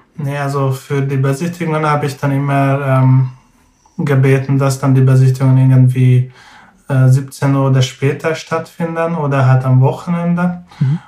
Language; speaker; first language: German; non-native, fluent; Hungarian